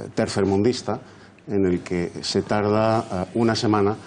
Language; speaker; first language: Spanish; native; Spanish